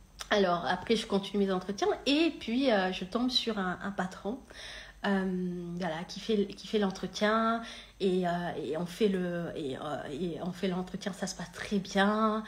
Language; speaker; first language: French; non-native, local second language; Wolof